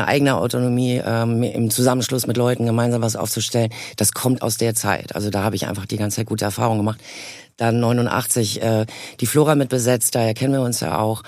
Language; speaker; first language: German; native; German